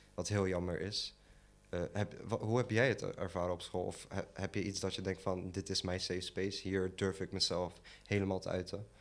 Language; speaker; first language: Dutch; early bilingual, other home language; Polish